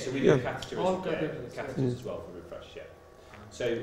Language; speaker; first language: English; native; English